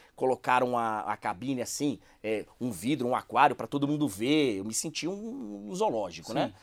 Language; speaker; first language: Portuguese; native; Portuguese